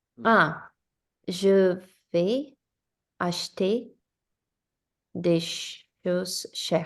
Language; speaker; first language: French; non-native, learner; Spanish